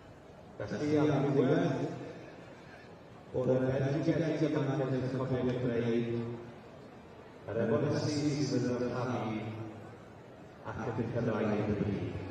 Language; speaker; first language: Welsh; native; Welsh